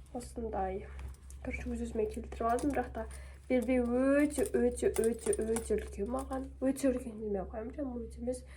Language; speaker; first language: Kazakh; non-native, local second language; Russian